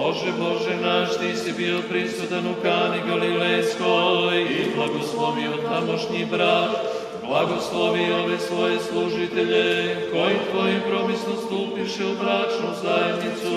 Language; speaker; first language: Bosnian; native; Bosnian